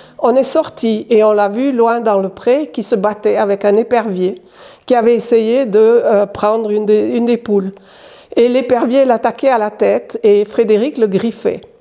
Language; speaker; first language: French; native; French